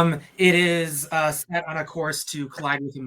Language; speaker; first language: English; native; English